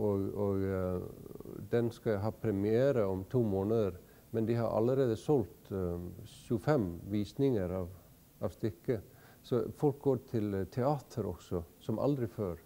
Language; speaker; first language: Norwegian; non-native, fluent; Icelandic